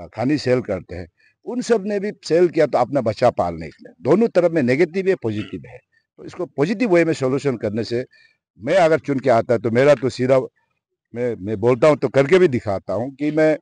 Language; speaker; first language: Hindi; non-native, local second language; Nyishi